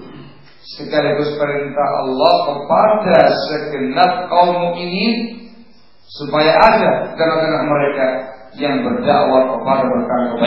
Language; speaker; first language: Indonesian; native; Indonesian